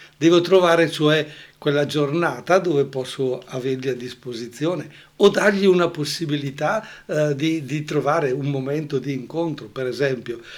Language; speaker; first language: Italian; native; Italian